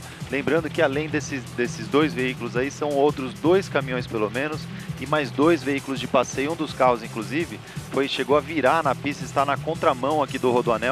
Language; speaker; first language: Portuguese; native; Portuguese